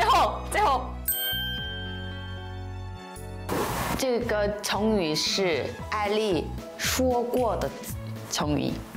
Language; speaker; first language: Chinese; non-native, learner; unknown